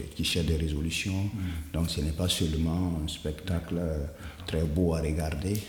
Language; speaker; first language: French; non-native, local second language; Mossi